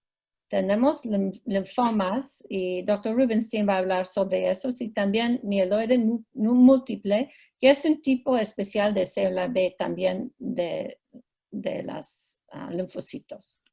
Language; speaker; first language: Spanish; non-native, fluent; English